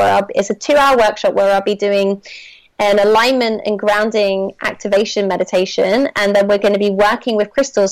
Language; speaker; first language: English; native; English